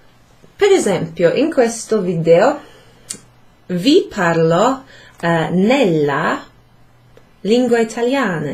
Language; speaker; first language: Italian; non-native, fluent; English